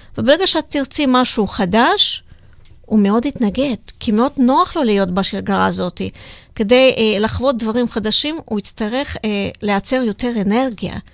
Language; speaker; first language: Hebrew; non-native, fluent; Russian